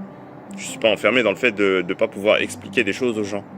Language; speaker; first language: French; native; French